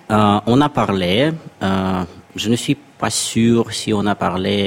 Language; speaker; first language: French; non-native, fluent; Russian